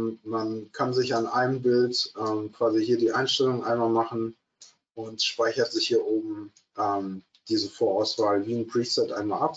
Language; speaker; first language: German; native; German